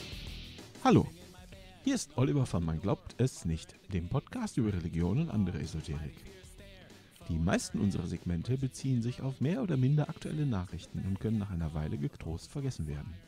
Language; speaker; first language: German; native; German